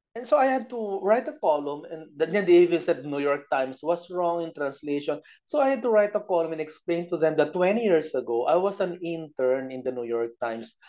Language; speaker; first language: English; non-native, local second language; Bikol